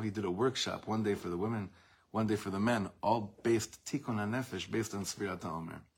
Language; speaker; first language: English; native; English